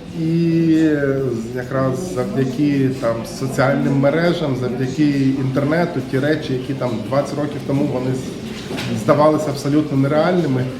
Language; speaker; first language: Ukrainian; native; Ukrainian